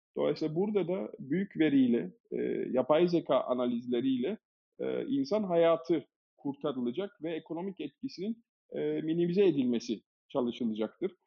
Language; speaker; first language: Turkish; early bilingual, heritage; Turkish